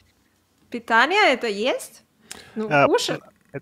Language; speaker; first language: Russian; non-native, learner; Catalan